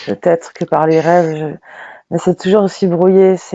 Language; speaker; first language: French; native; French